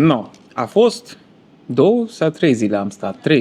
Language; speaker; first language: Romanian; non-native, fluent; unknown